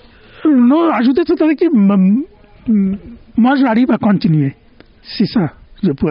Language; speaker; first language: French; non-native, fluent; Bangla